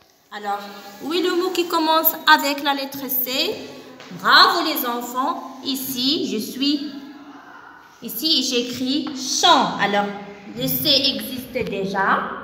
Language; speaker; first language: French; non-native, local second language; Arabic